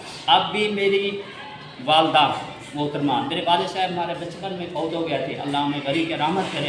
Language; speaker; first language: Urdu; native; Urdu